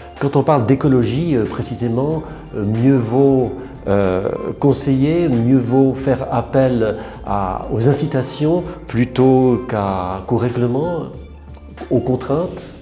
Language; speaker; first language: French; native; French